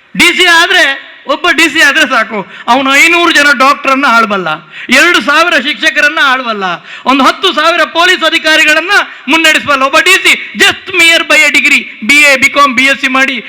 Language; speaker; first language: Kannada; non-native, local second language; Tulu